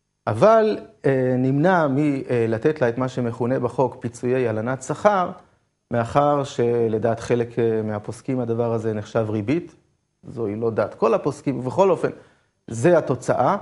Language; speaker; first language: Hebrew; native; Hebrew